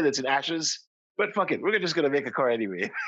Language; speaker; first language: English; native; English